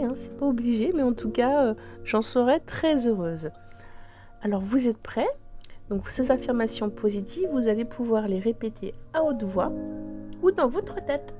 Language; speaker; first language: French; native; French